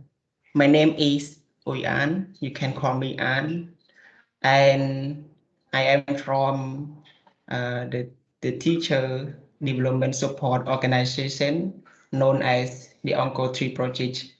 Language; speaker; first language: English; non-native, fluent; Khmer